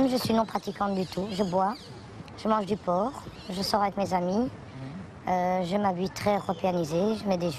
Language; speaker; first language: French; early bilingual, other home language; Arabic